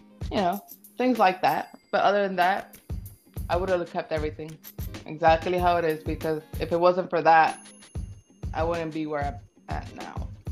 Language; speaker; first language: English; early bilingual, other home language; Spanish